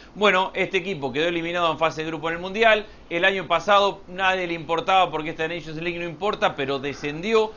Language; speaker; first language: Spanish; native; Spanish